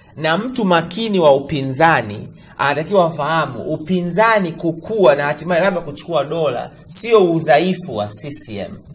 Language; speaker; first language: Swahili; native; Swahili